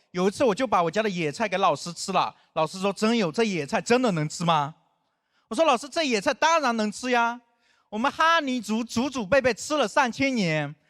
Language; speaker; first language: Chinese; non-native, local second language; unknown